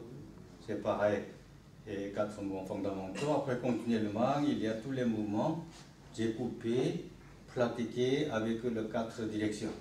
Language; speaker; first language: French; non-native, learner; Korean